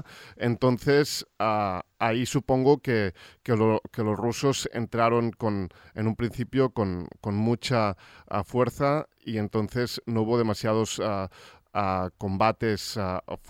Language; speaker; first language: Spanish; non-native, local second language; Catalan